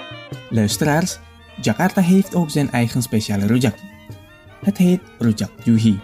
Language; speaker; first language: Dutch; non-native, fluent; Indonesian